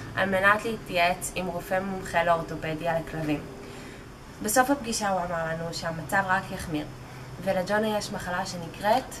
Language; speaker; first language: Hebrew; native; Hebrew